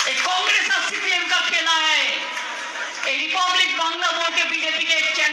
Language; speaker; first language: Hindi; non-native, local second language; Bangla